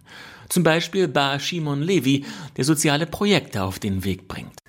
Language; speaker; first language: German; native; German